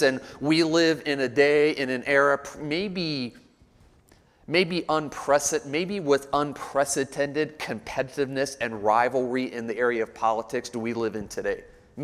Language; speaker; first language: English; native; English